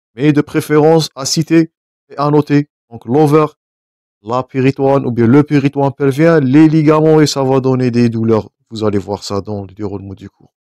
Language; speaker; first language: French; non-native, local second language; Arabic